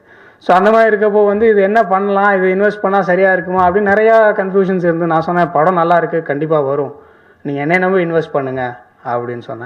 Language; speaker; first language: Tamil; native; Tamil